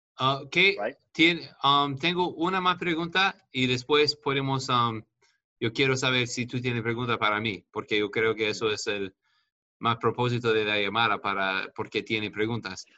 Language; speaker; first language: Spanish; non-native, fluent; English